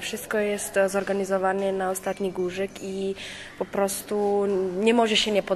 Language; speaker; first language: Polish; non-native, fluent; Slovenian